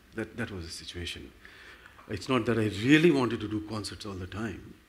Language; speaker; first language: English; non-native, local second language; Gujarati